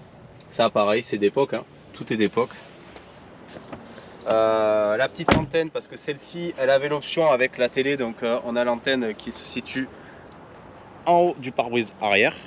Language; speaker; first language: French; native; French